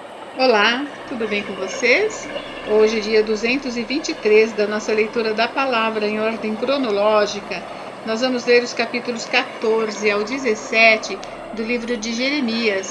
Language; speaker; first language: Portuguese; native; Portuguese